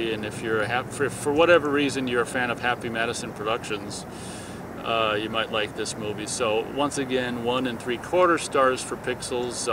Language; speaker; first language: English; native; English